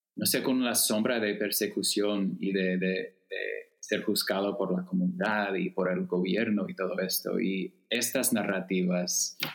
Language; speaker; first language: Spanish; non-native, fluent; English